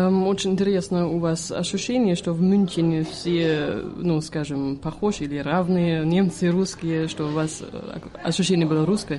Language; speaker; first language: Russian; non-native, fluent; German